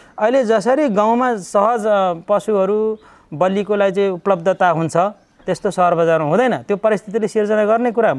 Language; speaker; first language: Nepali; non-native, local second language; Limbu